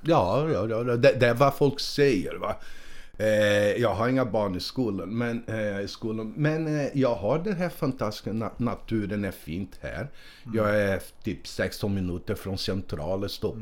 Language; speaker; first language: Swedish; non-native, fluent; Portuguese